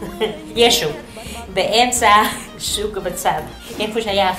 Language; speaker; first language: Hebrew; non-native, fluent; Yiddish